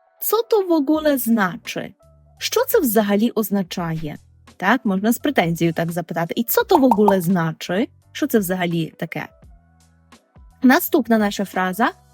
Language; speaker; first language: Polish; non-native, fluent; Ukrainian